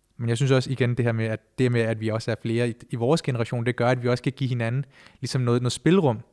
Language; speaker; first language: Danish; early bilingual, other home language; Punjabi